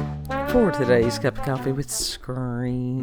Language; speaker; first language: English; native; English